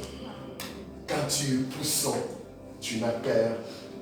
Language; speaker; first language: French; non-native, local second language; Lingala